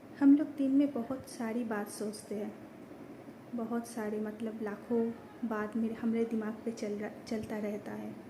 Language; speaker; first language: Hindi; non-native, local second language; Bangla